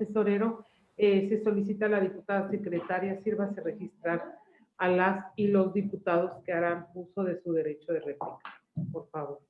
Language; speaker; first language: Spanish; native; Spanish